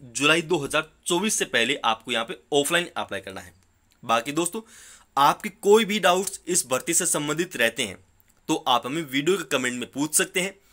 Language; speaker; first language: Hindi; native; Hindi